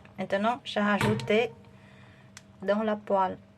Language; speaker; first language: French; non-native, fluent; Vietnamese